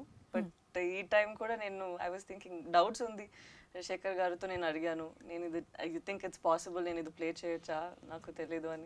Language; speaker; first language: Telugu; non-native, learner; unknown